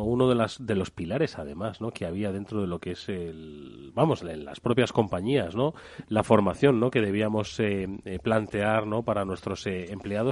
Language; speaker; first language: Spanish; native; Spanish